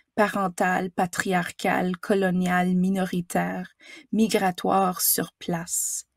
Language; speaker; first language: French; native; French